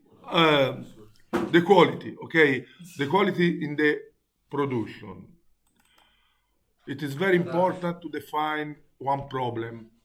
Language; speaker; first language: English; non-native, learner; Italian